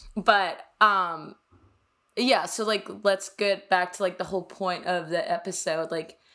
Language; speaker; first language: English; non-native, fluent; Danish